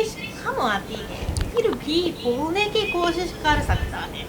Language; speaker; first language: Hindi; non-native, fluent; Japanese